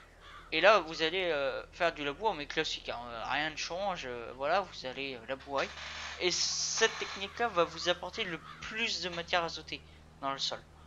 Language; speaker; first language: French; native; French